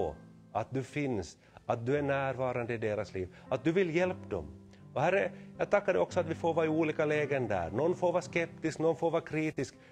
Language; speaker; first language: Swedish; native; Swedish